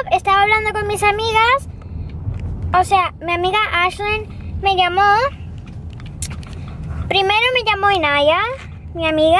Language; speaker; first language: Spanish; early bilingual, other home language; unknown